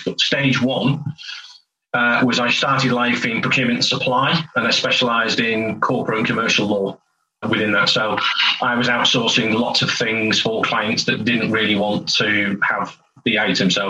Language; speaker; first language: English; native; English